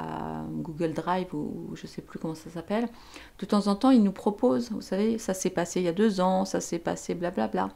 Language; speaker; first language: French; native; French